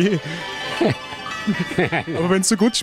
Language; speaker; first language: German; native; German